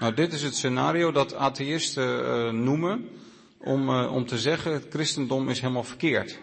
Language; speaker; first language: Dutch; native; Dutch